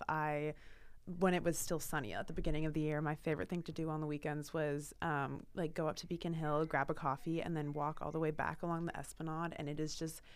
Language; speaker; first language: English; native; English